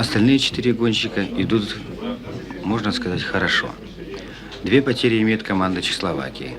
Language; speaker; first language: Russian; native; Russian